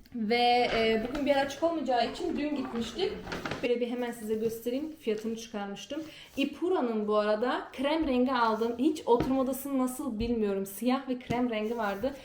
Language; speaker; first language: Turkish; early bilingual, heritage; Turkish